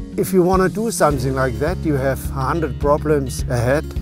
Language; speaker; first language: English; non-native, fluent; German